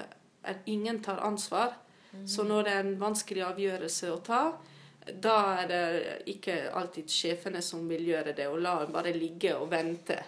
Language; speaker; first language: Norwegian; non-native, fluent; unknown